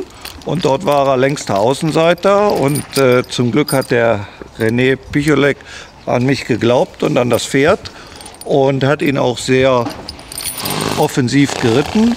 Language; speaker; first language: German; native; German